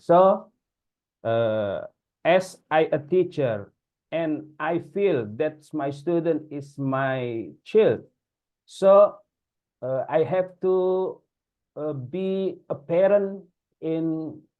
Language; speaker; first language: English; non-native, learner; Indonesian